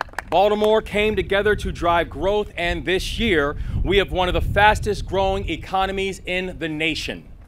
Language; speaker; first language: English; native; English